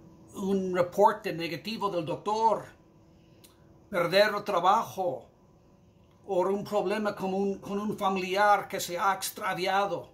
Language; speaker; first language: Spanish; non-native, fluent; English